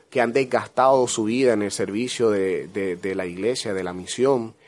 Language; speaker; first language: Spanish; native; Spanish